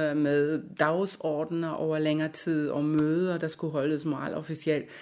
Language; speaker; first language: Danish; non-native, fluent; German